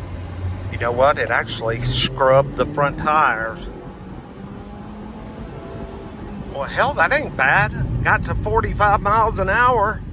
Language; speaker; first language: English; native; English